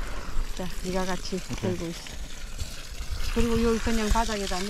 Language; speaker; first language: Korean; early bilingual, heritage; Korean